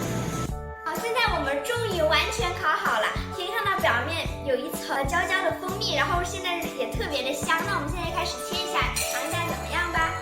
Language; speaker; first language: Chinese; early bilingual, heritage; Chinese